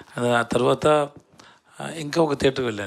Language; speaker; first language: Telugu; non-native, learner; Tamil